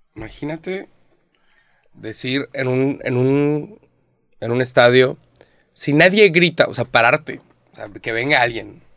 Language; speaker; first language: Spanish; native; Spanish